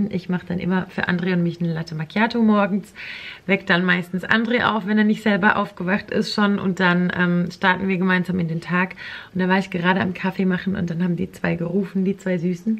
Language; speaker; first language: German; native; German